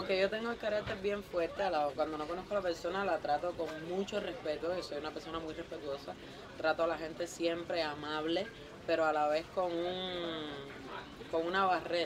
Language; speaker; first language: Spanish; native; Spanish